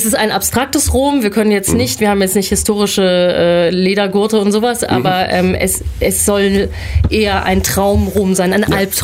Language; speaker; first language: German; native; German